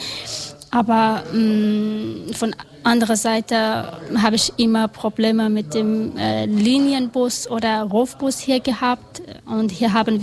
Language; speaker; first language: German; non-native, learner; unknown